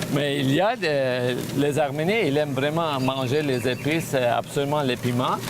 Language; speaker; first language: French; non-native, fluent; Armenian